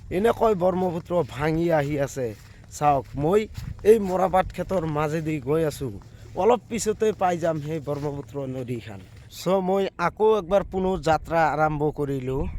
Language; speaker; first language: Assamese; non-native, local second language; Bangla